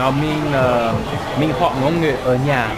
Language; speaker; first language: Vietnamese; non-native, learner; English